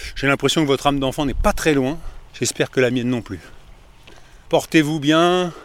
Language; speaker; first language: French; native; French